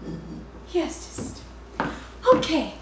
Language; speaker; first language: German; non-native, learner; English